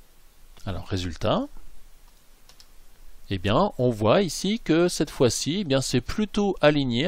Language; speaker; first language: French; native; French